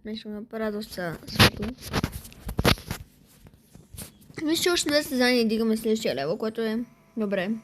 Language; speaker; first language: Bulgarian; native; Bulgarian